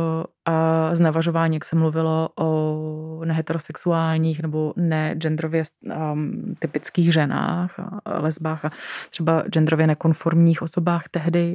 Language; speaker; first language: Czech; native; Czech